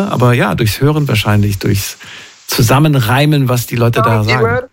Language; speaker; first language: German; native; German